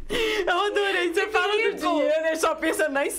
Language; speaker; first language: Portuguese; native; Portuguese